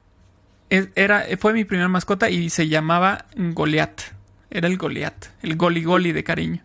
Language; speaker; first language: Spanish; native; Spanish